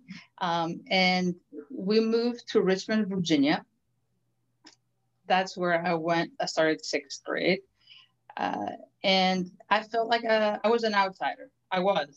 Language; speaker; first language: English; early bilingual, other home language; Greek